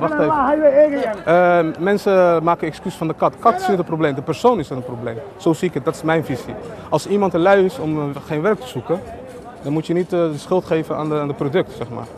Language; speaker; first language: Dutch; non-native, fluent; Somali